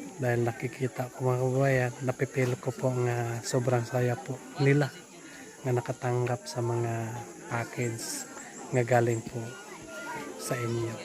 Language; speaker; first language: Filipino; non-native, local second language; Cebuano